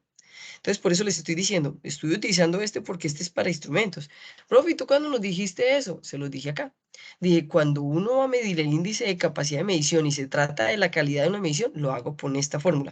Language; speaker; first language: Spanish; native; Spanish